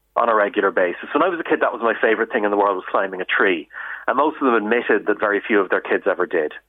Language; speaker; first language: English; native; English